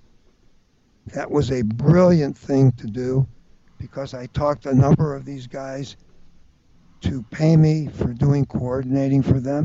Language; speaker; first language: English; native; English